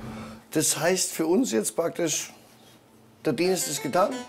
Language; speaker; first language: German; native; German